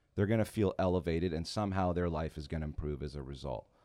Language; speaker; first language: English; native; English